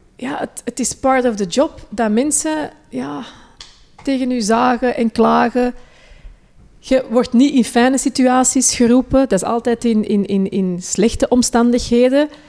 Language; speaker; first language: Dutch; early bilingual, other home language; Hindi